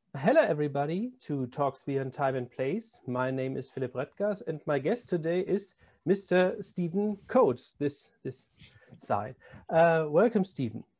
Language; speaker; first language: English; non-native, fluent; German